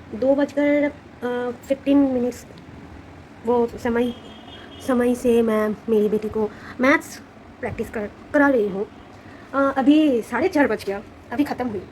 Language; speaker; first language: Hindi; non-native, local second language; Bangla